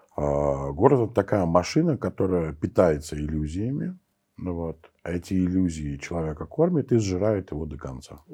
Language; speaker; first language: Russian; native; Russian